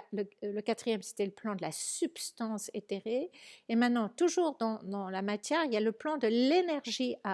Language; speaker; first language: French; native; French